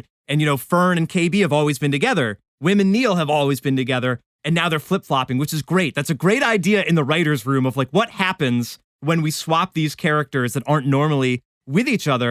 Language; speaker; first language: English; native; English